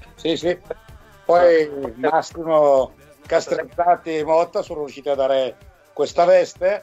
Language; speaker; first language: Italian; native; Italian